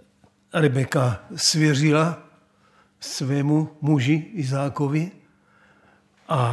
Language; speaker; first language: Czech; native; Czech